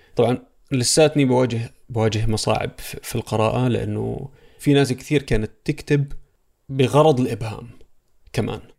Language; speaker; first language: Arabic; native; Arabic